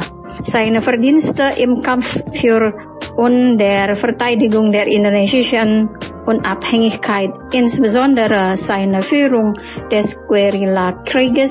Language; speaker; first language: German; non-native, fluent; Indonesian